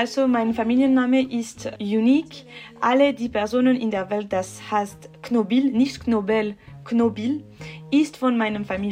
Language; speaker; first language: German; non-native, local second language; French